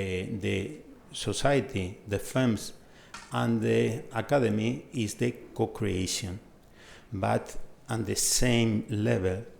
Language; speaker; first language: English; non-native, fluent; Spanish